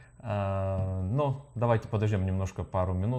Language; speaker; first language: Russian; non-native, learner; Lithuanian